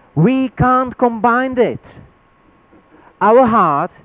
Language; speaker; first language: English; non-native, fluent; Czech